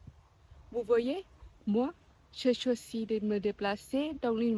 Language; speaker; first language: French; non-native, fluent; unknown